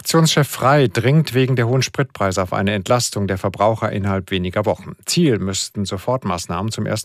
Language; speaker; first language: German; native; German